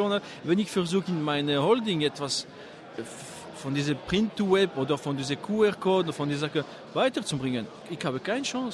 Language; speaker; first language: German; non-native, fluent; French